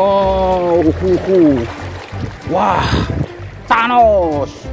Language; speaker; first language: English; non-native, learner; Indonesian